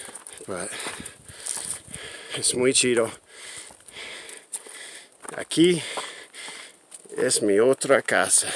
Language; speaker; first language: Spanish; non-native, learner; English